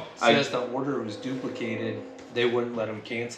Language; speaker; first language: English; native; English